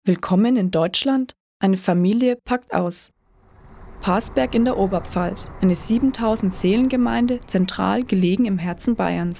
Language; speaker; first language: German; native; German